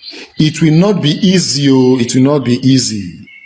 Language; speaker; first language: Nigerian Pidgin; non-native, local second language; Igbo